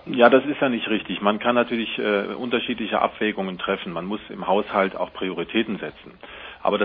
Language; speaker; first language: German; native; German